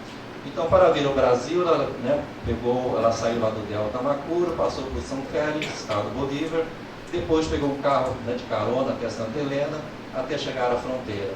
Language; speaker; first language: Portuguese; native; Portuguese